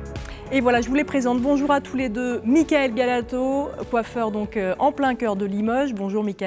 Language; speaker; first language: French; native; French